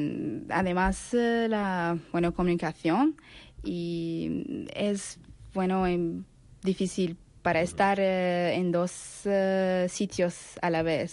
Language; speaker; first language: Spanish; non-native, learner; Arabic